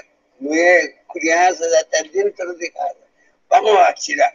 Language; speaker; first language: Portuguese; non-native, learner; Japanese